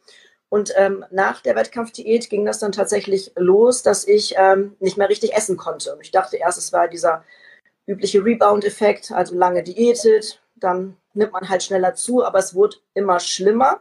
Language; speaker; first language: German; native; German